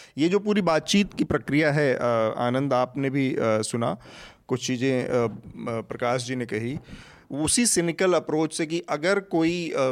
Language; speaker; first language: Hindi; native; Hindi